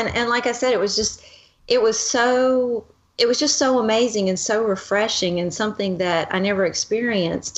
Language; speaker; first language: English; native; English